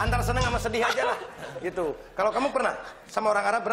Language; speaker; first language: Indonesian; native; Indonesian